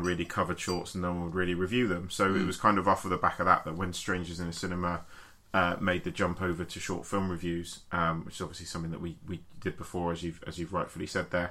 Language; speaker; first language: English; native; English